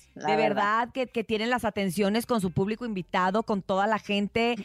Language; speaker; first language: Spanish; native; Spanish